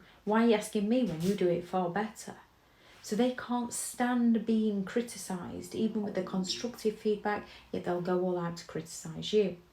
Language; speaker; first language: English; native; English